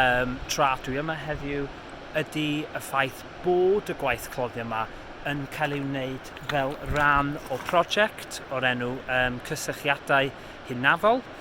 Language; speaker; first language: Welsh; native; Welsh